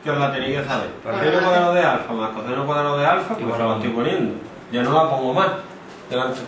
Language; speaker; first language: Spanish; native; Spanish